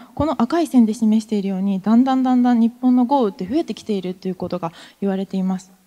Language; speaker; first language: Japanese; native; Japanese